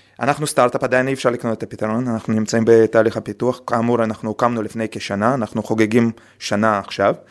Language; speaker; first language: Hebrew; non-native, fluent; Russian